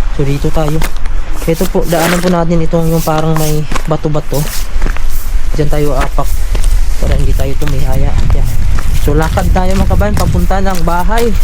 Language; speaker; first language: Filipino; non-native, local second language; Cebuano